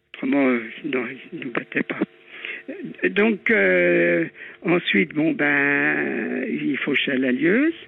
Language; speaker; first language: French; native; French